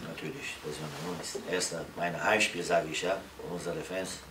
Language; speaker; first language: German; non-native, learner; Romanian